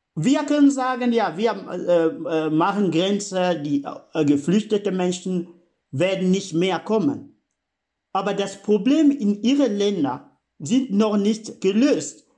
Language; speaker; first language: German; non-native, fluent; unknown